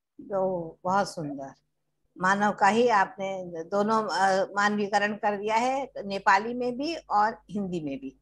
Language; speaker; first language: Hindi; native; Hindi